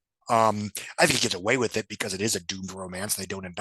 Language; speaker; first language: English; native; English